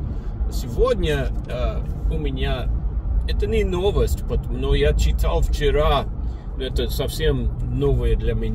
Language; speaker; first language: Russian; non-native, learner; English